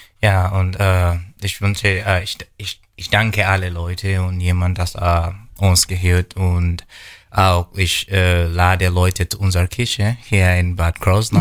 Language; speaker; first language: German; non-native, learner; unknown